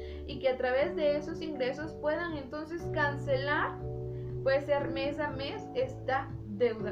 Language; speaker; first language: Spanish; native; Spanish